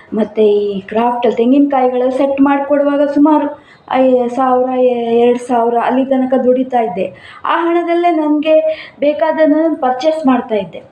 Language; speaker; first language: Kannada; non-native, local second language; Konkani